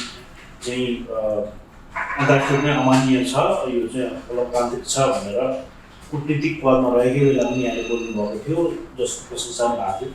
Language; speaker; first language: Nepali; native; Nepali